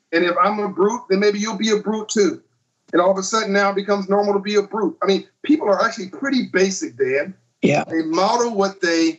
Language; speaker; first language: English; native; English